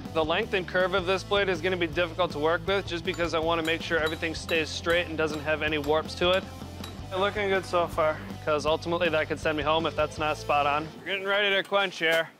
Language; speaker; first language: English; native; English